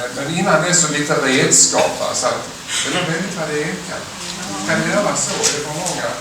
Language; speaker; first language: Swedish; native; Swedish